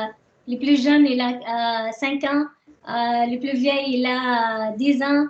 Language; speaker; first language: French; non-native, learner; Arabic